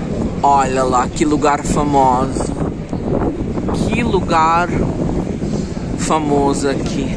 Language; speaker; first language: Portuguese; non-native, fluent; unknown